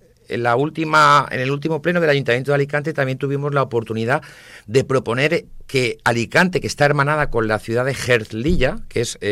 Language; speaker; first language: Spanish; native; Spanish